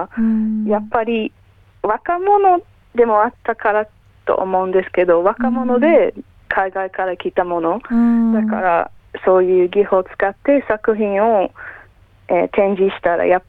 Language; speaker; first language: Japanese; non-native, fluent; English